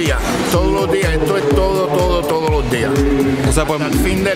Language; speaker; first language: Spanish; early bilingual, heritage; Spanish